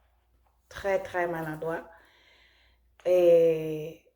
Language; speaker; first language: French; non-native, learner; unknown